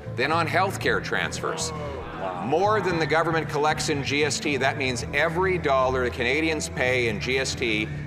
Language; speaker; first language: English; native; English